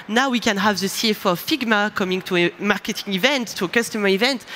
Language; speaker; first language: English; non-native, fluent; French